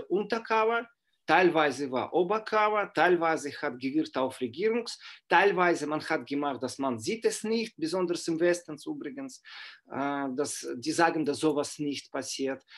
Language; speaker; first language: German; non-native, fluent; Russian